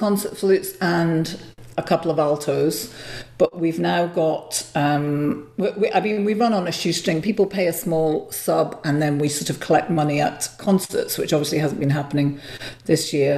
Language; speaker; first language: English; native; English